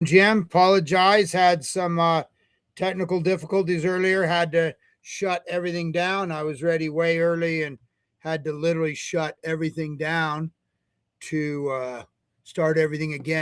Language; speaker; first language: English; native; English